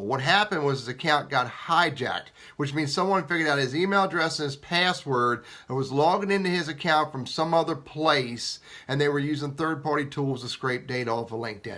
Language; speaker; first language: English; native; English